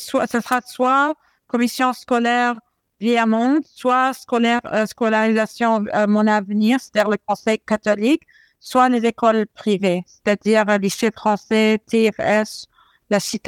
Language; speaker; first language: French; non-native, fluent; Arabic